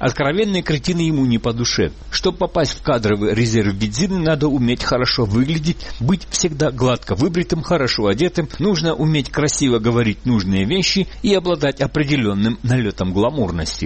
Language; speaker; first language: Russian; native; Russian